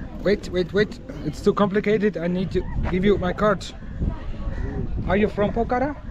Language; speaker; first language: English; non-native, fluent; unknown